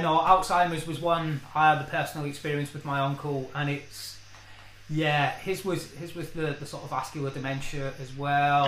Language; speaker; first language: English; native; English